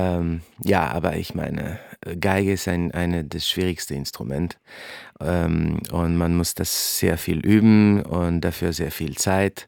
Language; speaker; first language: German; non-native, fluent; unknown